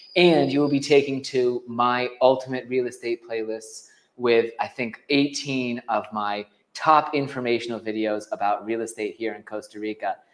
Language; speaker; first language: English; native; English